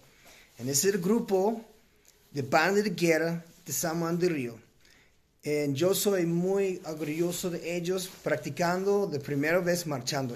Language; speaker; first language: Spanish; non-native, learner; English